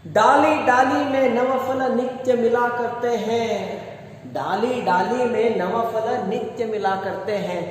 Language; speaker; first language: Hindi; non-native, local second language; Kannada